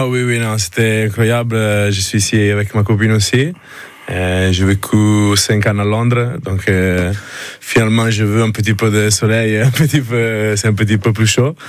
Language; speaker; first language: French; non-native, learner; Italian